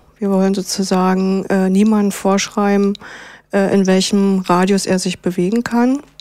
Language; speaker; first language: German; native; German